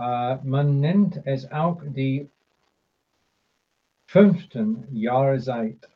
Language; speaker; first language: German; non-native, fluent; English